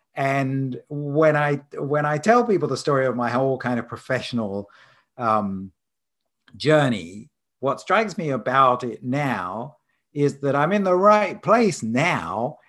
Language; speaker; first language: English; native; English